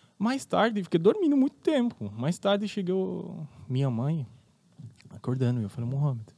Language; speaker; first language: Portuguese; non-native, fluent; Arabic